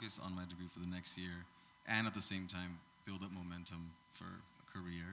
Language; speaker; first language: English; native; English